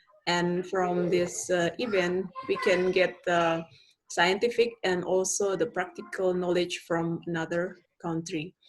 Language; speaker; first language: English; non-native, fluent; Indonesian